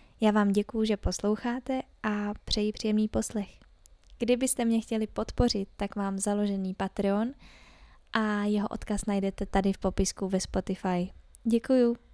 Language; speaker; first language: Czech; native; Czech